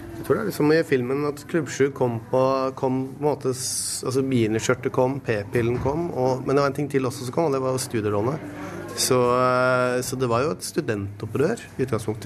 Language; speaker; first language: Norwegian; native; Norwegian